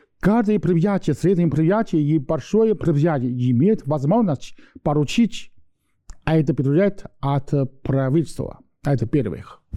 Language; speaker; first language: Russian; non-native, learner; Chinese